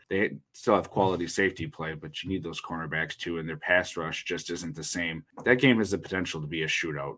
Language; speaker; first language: English; native; English